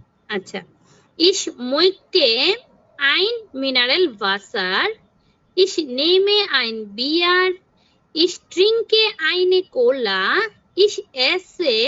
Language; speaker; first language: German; non-native, learner; Bangla